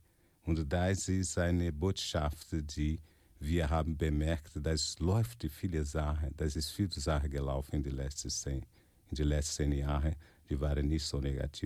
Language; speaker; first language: German; non-native, fluent; Portuguese